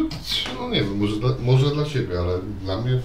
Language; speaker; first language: Polish; native; Polish